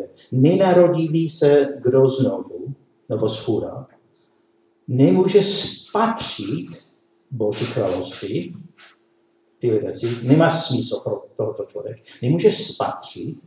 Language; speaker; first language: Czech; non-native, learner; English